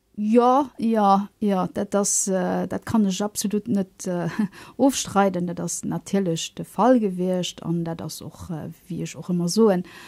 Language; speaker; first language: Luxembourgish; early bilingual, other home language; Kabuverdianu